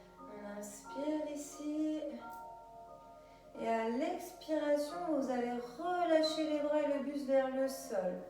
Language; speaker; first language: French; native; French